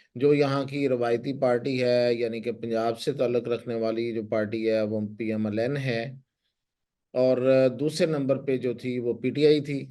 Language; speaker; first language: Urdu; non-native, local second language; Punjabi